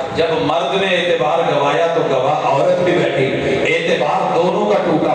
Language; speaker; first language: Urdu; non-native, local second language; Punjabi